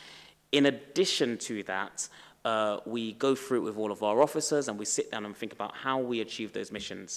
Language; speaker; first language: English; native; English